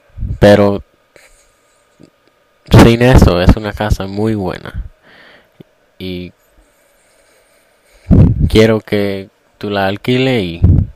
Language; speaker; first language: Spanish; non-native, learner; English